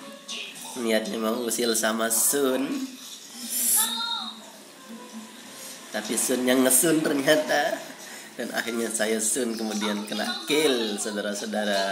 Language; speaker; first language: Indonesian; native; Indonesian